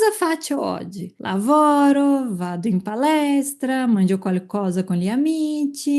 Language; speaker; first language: Italian; non-native, fluent; Portuguese